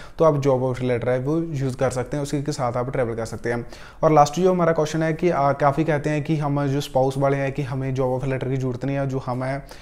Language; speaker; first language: Hindi; non-native, local second language; Punjabi